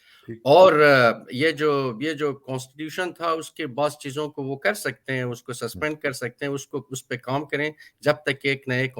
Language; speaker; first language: Hindi; non-native, fluent; Persian